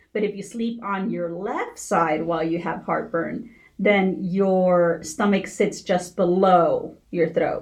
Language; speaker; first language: English; early bilingual, other home language; Spanish